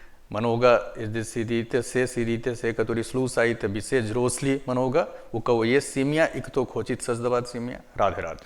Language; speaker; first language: Russian; non-native, learner; Hindi